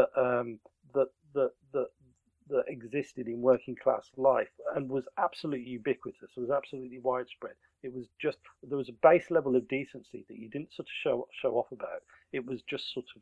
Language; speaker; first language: English; native; English